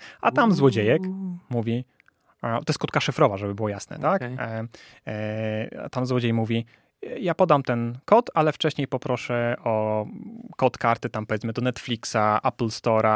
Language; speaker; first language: Polish; native; Polish